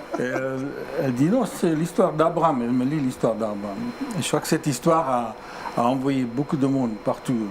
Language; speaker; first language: French; non-native, fluent; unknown